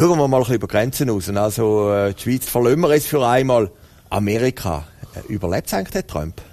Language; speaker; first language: German; native; German